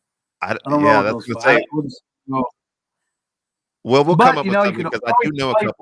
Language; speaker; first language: English; native; English